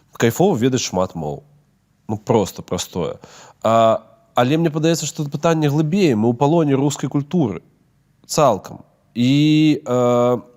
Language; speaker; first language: Belarusian; non-native, local second language; Russian